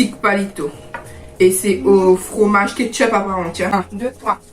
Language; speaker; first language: French; native; French